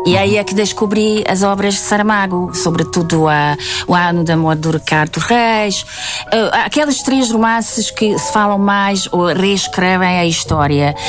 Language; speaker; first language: Portuguese; non-native, fluent; Hungarian